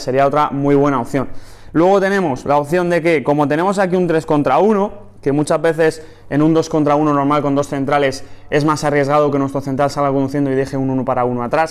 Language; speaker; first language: Spanish; native; Spanish